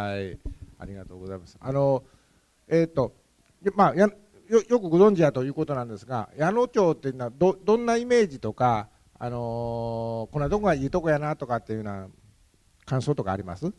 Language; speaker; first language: Japanese; native; Japanese